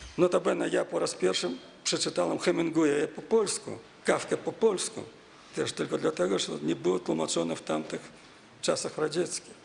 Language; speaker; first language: Polish; non-native, fluent; Russian